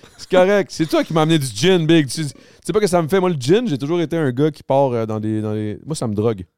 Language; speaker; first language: French; native; French